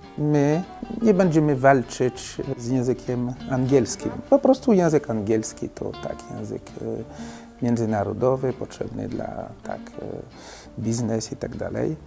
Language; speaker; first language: Polish; non-native, fluent; French